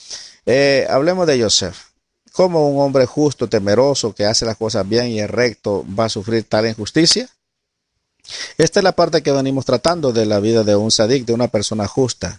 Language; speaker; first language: Spanish; native; Spanish